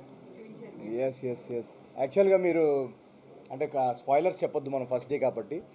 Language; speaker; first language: Telugu; native; Telugu